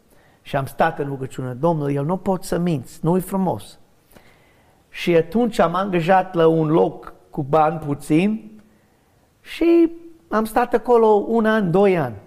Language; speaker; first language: Romanian; non-native, learner; English